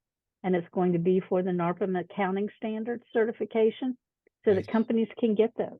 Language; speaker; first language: English; native; English